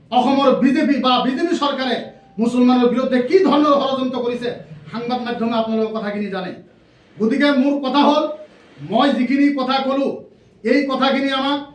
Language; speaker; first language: Assamese; non-native, local second language; Bangla